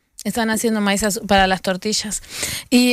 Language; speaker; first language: Spanish; native; Spanish